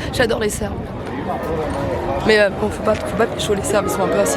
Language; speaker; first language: French; native; French